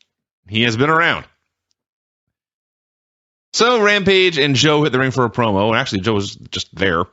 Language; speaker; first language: English; native; English